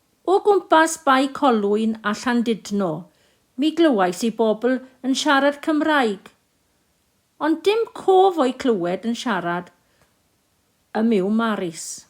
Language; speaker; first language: Welsh; non-native, local second language; English